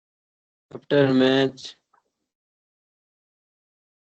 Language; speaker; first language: English; non-native, learner; Bangla